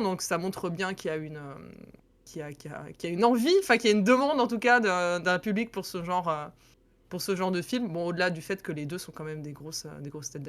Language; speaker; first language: French; native; French